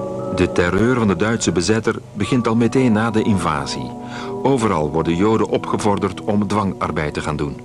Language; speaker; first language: Dutch; native; Dutch